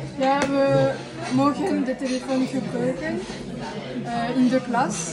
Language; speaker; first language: Dutch; non-native, learner; French